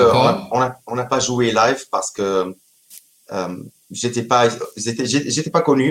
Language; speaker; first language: French; non-native, local second language; Arabic